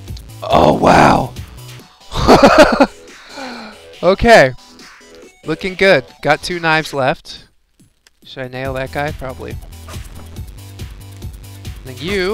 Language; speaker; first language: English; native; English